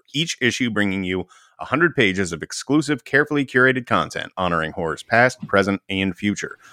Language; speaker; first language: English; native; English